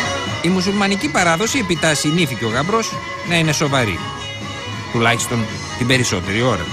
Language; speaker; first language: Greek; native; Greek